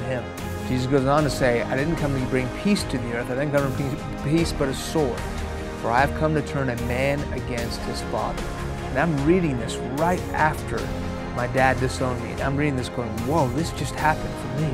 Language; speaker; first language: English; early bilingual, other home language; Persian